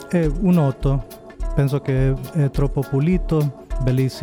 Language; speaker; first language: Italian; non-native, learner; Spanish